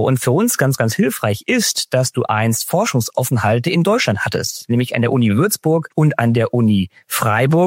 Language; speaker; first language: German; native; German